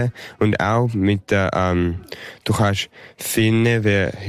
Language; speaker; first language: German; early bilingual, heritage; English